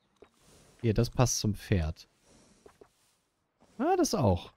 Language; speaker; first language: German; native; German